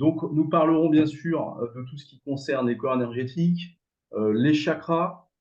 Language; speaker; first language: French; native; French